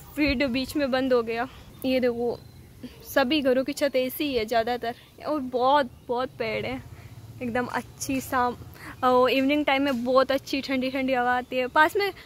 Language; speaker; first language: Hindi; native; Hindi